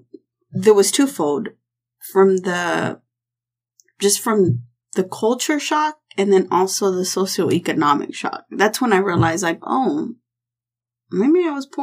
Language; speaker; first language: English; native; English